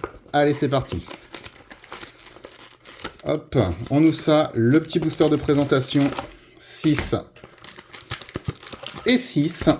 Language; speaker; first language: French; native; French